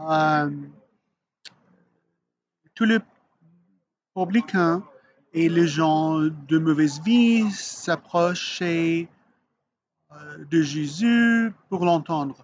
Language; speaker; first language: French; non-native, learner; Arabic